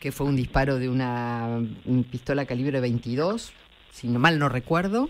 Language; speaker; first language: Spanish; native; Spanish